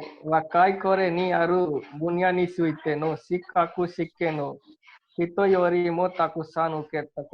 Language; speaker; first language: Japanese; non-native, learner; Hindi